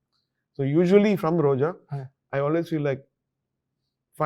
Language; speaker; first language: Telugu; non-native, learner; Tamil